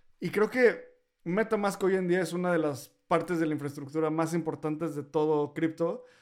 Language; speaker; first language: Spanish; native; Spanish